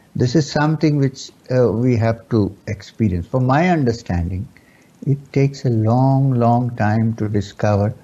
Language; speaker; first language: English; non-native, local second language; Urdu